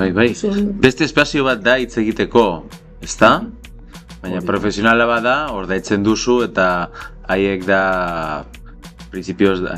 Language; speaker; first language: Basque; non-native, learner; Spanish